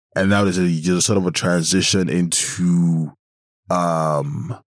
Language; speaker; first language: English; non-native, local second language; Yoruba